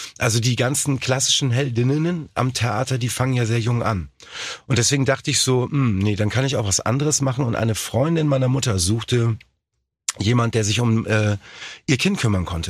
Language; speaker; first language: German; native; German